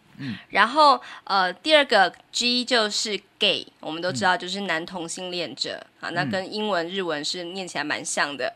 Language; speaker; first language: Chinese; native; Chinese